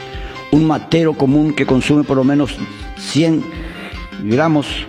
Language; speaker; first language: Spanish; native; Spanish